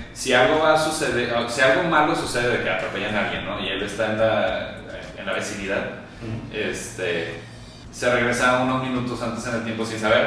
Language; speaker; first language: Spanish; native; Spanish